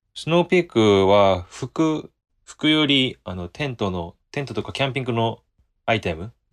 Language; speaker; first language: Japanese; non-native, fluent; Korean